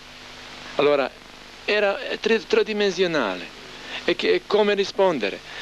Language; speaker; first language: Italian; non-native, learner; Croatian